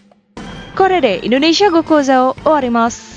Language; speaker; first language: Japanese; non-native, fluent; Indonesian